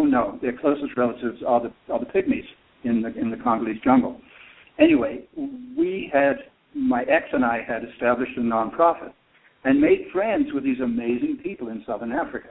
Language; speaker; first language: English; native; English